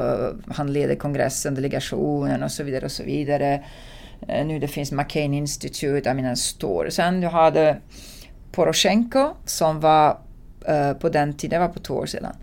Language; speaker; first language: Swedish; non-native, fluent; Italian